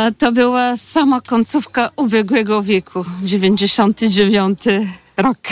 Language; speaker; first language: Polish; non-native, fluent; Bulgarian